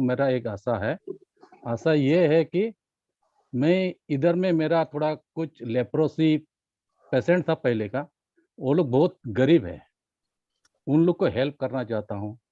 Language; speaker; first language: Hindi; non-native, local second language; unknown